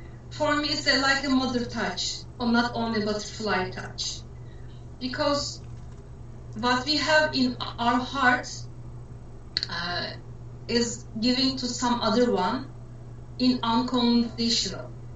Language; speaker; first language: English; non-native, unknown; Turkish